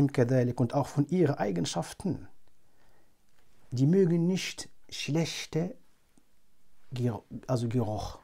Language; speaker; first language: German; non-native, fluent; Arabic